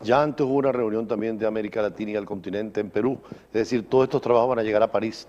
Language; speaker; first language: Spanish; native; Spanish